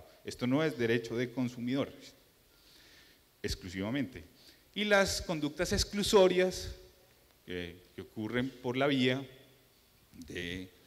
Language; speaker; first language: Spanish; native; Spanish